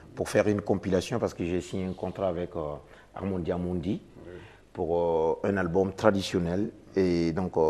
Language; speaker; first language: French; non-native, local second language; Mossi